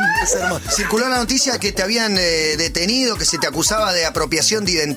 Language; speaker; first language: Spanish; native; Spanish